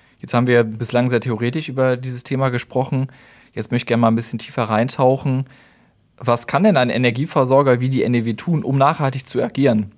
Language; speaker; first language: German; native; German